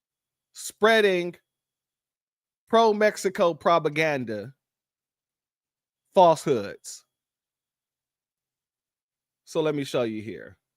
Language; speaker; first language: English; native; English